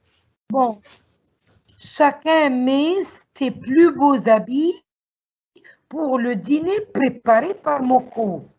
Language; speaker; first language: French; non-native, learner; Arabic